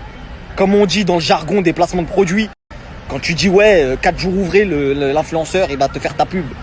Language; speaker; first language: French; native; French